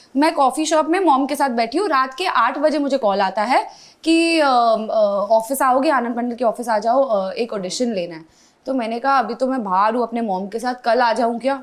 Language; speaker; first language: Hindi; non-native, local second language; English